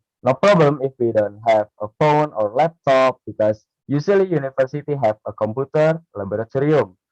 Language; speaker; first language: English; non-native, learner; Indonesian